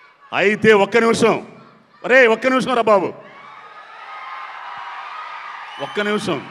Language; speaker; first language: Telugu; native; Telugu